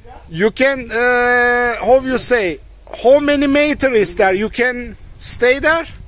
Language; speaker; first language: English; non-native, learner; Turkish